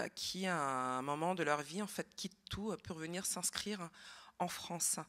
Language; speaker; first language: French; native; French